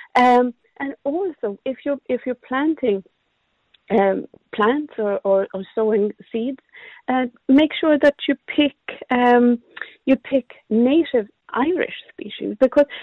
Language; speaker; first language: English; non-native, fluent; Swedish